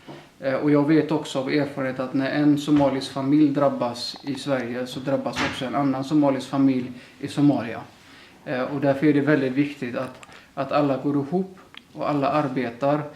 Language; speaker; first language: Swedish; early bilingual, other home language; Somali